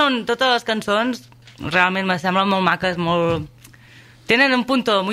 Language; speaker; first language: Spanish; non-native, local second language; Catalan